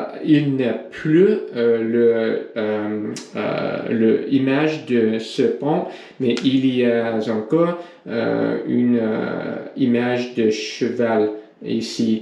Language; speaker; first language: French; non-native, learner; English